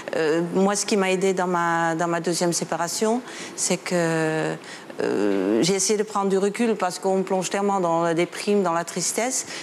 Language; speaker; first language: French; non-native, fluent; Dutch